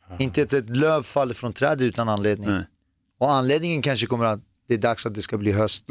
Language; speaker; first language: Swedish; early bilingual, other home language; Persian